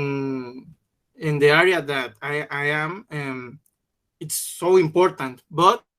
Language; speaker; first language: English; non-native, learner; Spanish